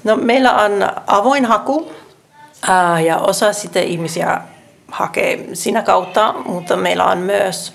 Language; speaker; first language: Finnish; non-native, fluent; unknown